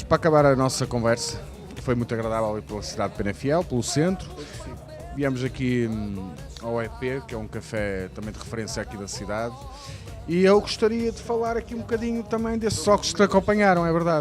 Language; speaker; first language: Portuguese; native; Portuguese